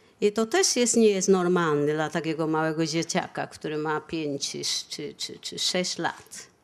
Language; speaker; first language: Polish; non-native, fluent; Vietnamese